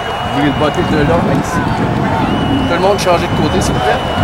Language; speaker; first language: French; native; French